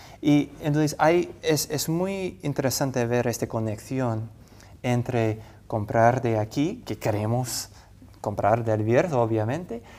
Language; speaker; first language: Spanish; non-native, fluent; English